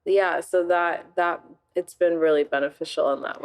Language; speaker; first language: English; native; English